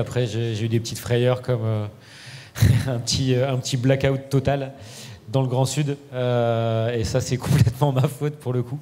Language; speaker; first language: French; native; French